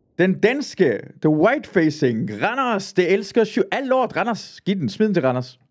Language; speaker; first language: Danish; early bilingual, other home language; Persian